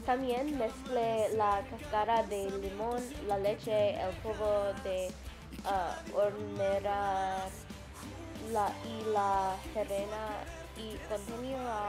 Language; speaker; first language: Spanish; non-native, learner; English